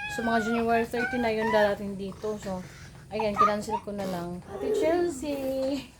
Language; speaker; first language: Filipino; non-native, local second language; Cebuano